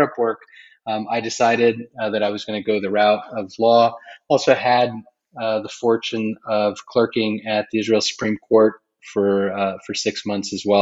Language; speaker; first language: English; native; English